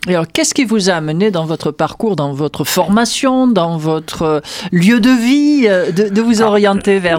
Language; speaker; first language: French; native; French